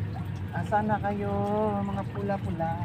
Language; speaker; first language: Filipino; native; Filipino